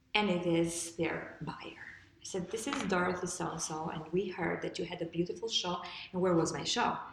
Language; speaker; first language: English; non-native, fluent; Albanian